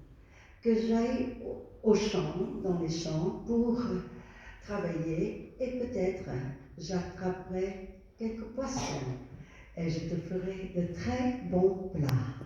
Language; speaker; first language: French; non-native, fluent; Vietnamese